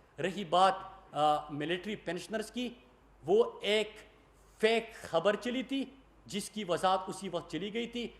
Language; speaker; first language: Urdu; non-native, local second language; Pashto